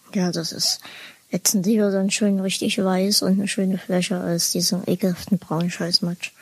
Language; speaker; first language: German; native; German